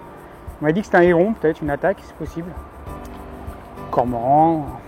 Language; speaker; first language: French; native; French